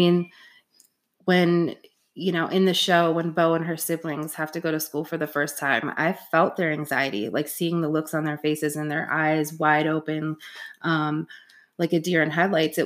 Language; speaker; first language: English; native; English